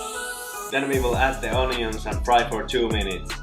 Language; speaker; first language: English; non-native, fluent; Finnish